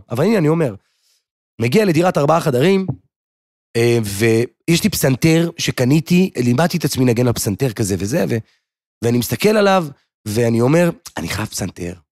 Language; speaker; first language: Hebrew; native; Hebrew